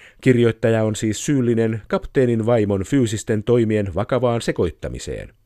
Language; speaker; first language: Finnish; native; Finnish